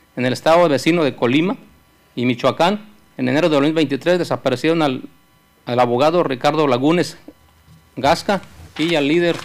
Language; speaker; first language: Spanish; native; Spanish